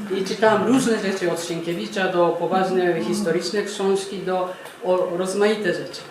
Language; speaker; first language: Polish; non-native, fluent; Japanese